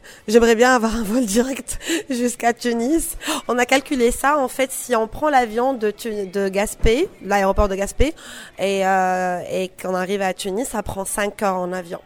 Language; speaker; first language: French; non-native, local second language; Arabic